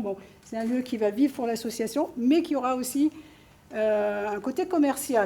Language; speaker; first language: French; native; French